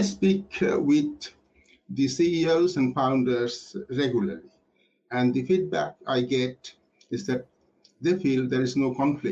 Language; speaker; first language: English; non-native, local second language; Bangla